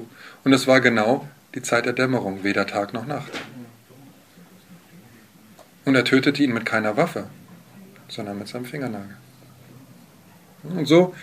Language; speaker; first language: German; native; German